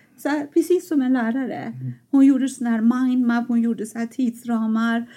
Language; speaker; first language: Swedish; non-native, fluent; Persian